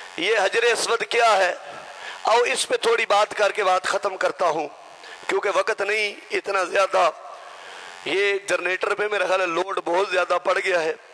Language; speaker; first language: Urdu; native; Urdu